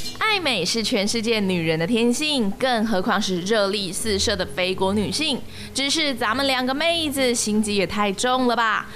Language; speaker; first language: Chinese; native; Chinese